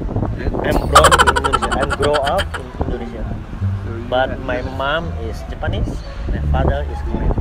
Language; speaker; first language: English; non-native, learner; Indonesian